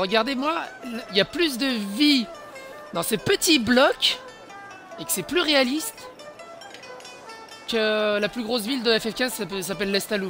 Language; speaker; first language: French; native; French